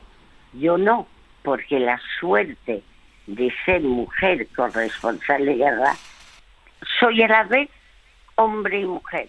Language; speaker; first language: Spanish; early bilingual, other home language; French